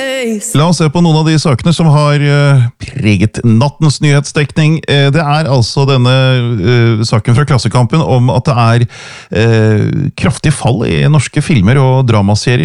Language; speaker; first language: Norwegian; native; Norwegian